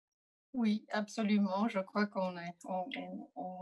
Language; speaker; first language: French; non-native, fluent; Spanish